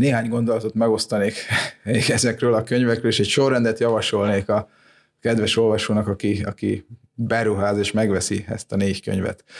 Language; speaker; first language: Hungarian; native; Hungarian